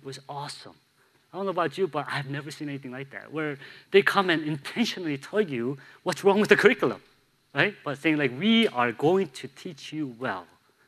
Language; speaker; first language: English; native; English